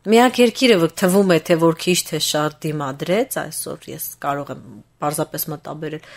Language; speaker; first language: Armenian; native; Armenian